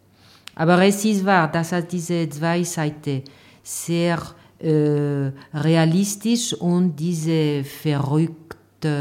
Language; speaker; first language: German; non-native, fluent; French